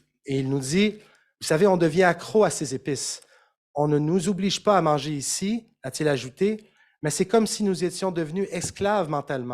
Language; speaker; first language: French; native; French